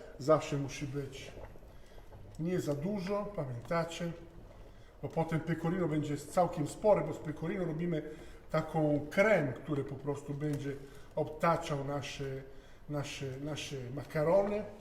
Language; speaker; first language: Polish; non-native, fluent; Italian